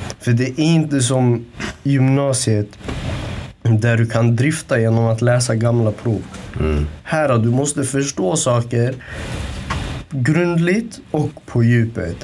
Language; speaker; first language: Swedish; early bilingual, other home language; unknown